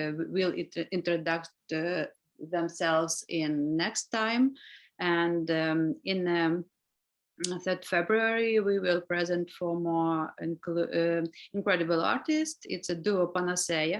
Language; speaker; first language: English; non-native, learner; Ukrainian